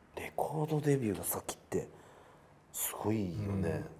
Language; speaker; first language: Japanese; native; Japanese